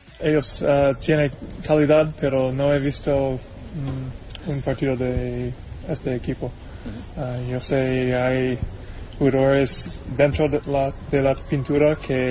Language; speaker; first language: Spanish; non-native, fluent; English